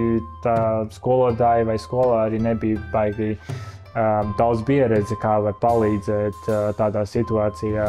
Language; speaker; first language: Latvian; early bilingual, other home language; Chinese